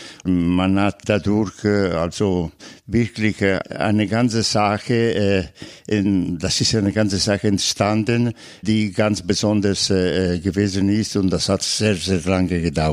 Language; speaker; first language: German; non-native, fluent; Italian